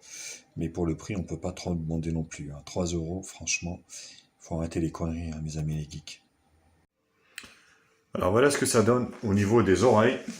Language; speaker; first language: French; native; French